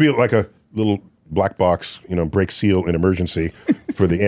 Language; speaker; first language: English; native; English